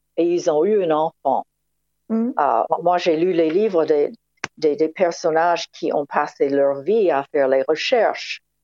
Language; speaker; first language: French; non-native, fluent; English